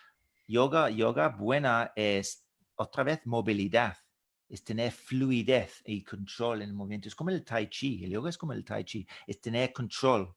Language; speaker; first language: Spanish; non-native, fluent; English